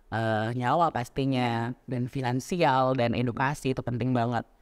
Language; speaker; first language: Indonesian; native; Indonesian